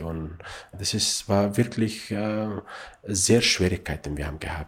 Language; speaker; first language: German; non-native, learner; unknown